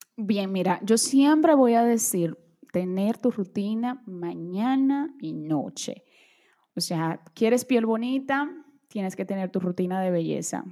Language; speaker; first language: Spanish; early bilingual, other home language; Portuguese